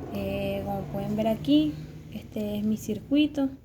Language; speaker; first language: Spanish; native; Spanish